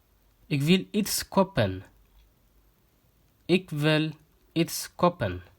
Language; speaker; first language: Dutch; non-native, fluent; Tigrinya